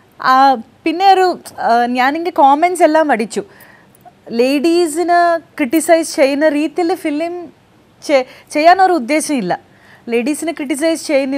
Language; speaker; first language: Malayalam; non-native, fluent; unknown